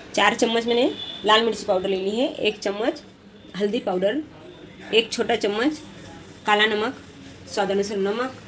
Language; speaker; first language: Hindi; non-native, local second language; Marathi